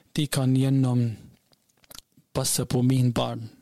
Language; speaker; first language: Norwegian; non-native, learner; Arabic